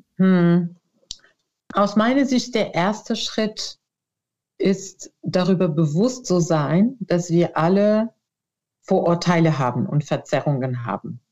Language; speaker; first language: German; non-native, fluent; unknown